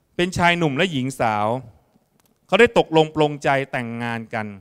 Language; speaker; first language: Thai; native; Thai